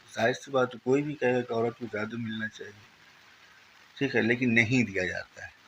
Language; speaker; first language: Urdu; native; Urdu